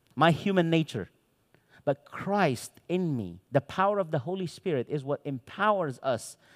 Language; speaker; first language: English; non-native, fluent; Arabic